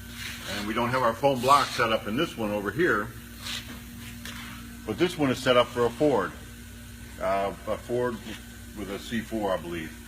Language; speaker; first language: English; native; English